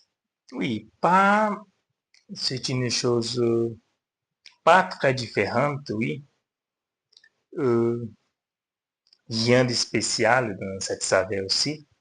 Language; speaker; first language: French; non-native, learner; Portuguese